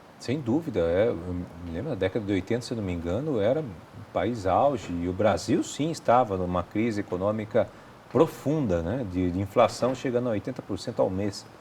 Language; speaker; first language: Portuguese; native; Portuguese